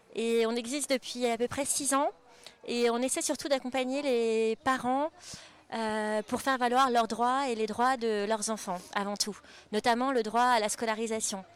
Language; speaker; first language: French; native; French